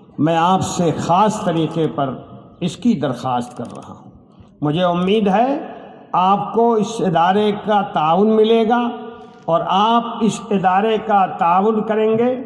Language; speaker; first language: Urdu; native; Urdu